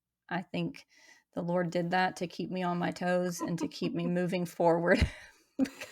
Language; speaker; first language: English; native; English